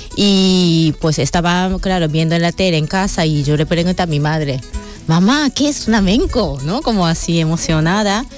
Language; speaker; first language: Spanish; non-native, fluent; Japanese